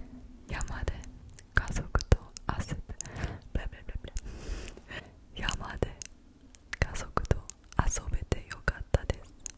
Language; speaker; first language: Japanese; non-native, learner; English